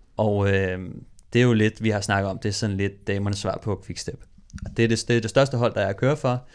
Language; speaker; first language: Danish; native; Danish